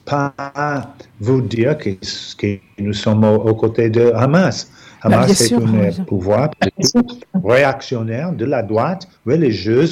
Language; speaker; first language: French; non-native, fluent; English